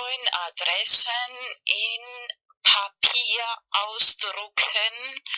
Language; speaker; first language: German; non-native, learner; Spanish